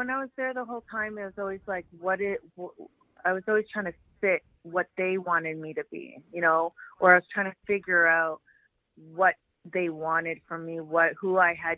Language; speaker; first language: English; native; English